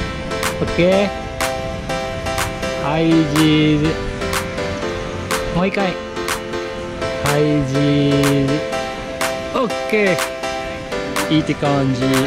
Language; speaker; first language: Japanese; non-native, learner; Indonesian